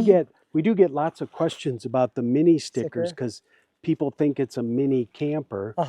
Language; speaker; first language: English; native; English